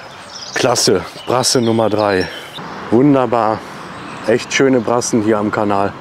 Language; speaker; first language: German; native; German